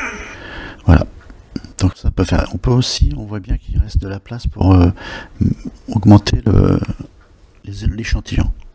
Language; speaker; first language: French; native; French